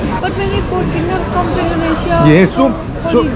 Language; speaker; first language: English; non-native, learner; Indonesian